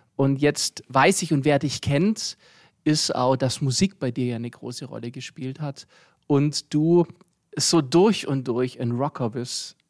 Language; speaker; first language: German; native; German